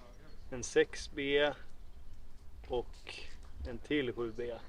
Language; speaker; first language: Swedish; native; Swedish